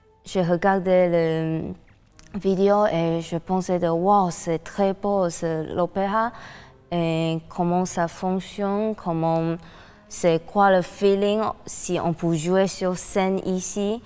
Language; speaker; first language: French; non-native, learner; Chinese